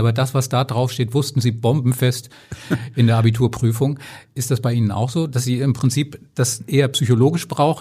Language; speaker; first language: German; native; German